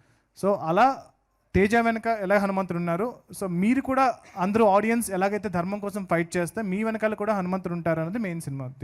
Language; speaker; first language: Telugu; native; Telugu